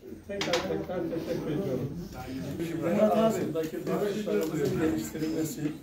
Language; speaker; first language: Turkish; native; Turkish